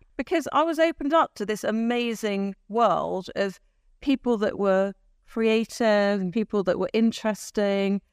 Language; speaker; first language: English; native; English